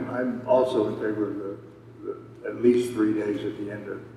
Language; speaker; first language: English; native; English